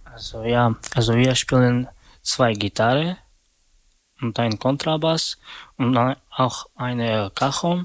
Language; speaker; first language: German; non-native, learner; Romany